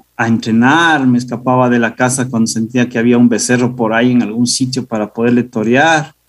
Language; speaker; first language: Spanish; native; Spanish